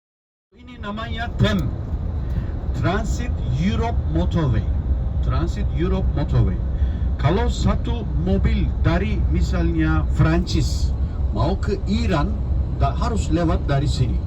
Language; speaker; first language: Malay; non-native, fluent; Turkish